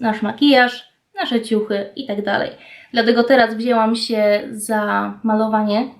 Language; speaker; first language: Polish; native; Polish